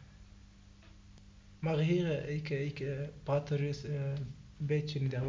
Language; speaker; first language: Dutch; non-native, learner; Arabic